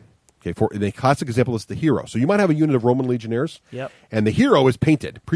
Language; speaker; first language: English; native; English